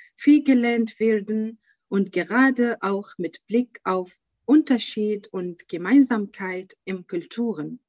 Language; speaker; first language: German; non-native, learner; Arabic